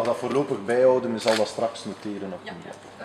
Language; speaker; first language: Dutch; native; Dutch